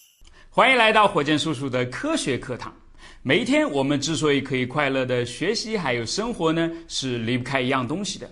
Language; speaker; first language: Chinese; native; Chinese